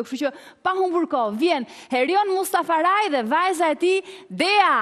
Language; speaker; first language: Albanian; native; Albanian